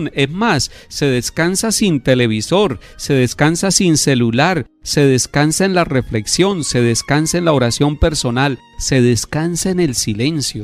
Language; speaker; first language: Spanish; native; Spanish